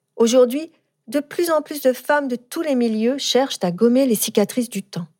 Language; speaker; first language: French; native; French